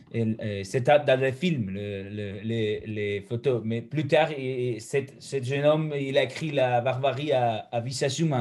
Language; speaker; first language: French; non-native, fluent; Spanish